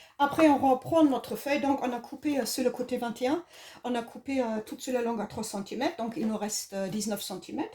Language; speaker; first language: French; non-native, fluent; German